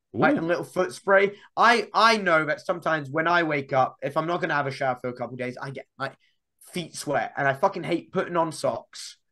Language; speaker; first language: English; native; English